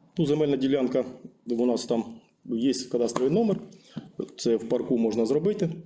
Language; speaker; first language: Ukrainian; native; Ukrainian